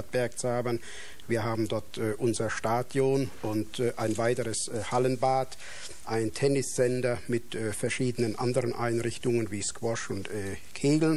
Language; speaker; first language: German; native; German